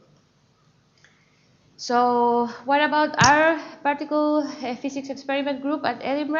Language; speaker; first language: English; non-native, fluent; Spanish